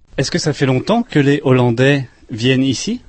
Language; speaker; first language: French; native; French